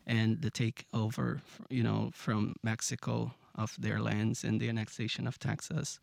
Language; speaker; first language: English; non-native, fluent; Portuguese